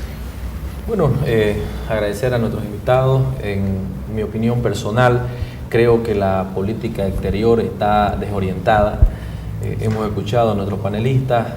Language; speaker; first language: Spanish; native; Spanish